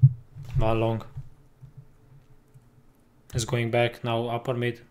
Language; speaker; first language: English; non-native, learner; Hungarian